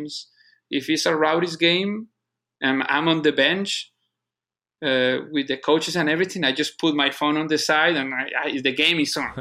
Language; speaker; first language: English; non-native, fluent; Spanish